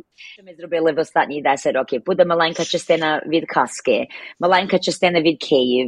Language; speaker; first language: Ukrainian; early bilingual, heritage; Ukrainian